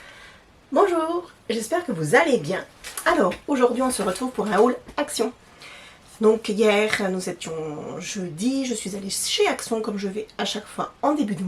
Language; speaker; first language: French; native; French